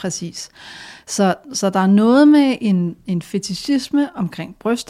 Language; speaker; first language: Danish; native; Danish